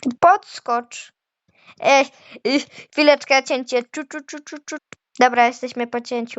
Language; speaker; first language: Polish; native; Polish